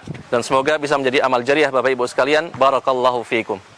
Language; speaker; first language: Indonesian; native; Indonesian